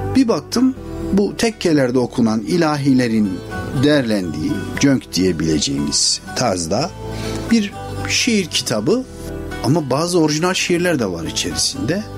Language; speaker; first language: Turkish; native; Turkish